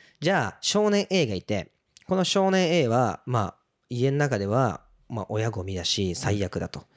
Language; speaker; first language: Japanese; early bilingual, other home language; Portuguese